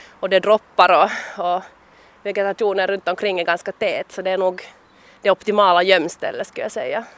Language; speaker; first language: Swedish; native; Swedish